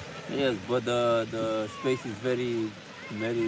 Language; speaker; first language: English; non-native, fluent; Romanian